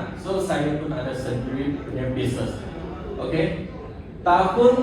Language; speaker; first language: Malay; non-native, local second language; Chinese